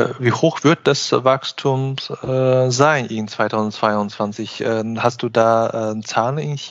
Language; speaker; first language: German; non-native, fluent; Chinese